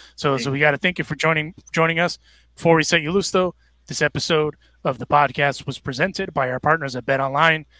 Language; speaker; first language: English; early bilingual, other home language; Spanish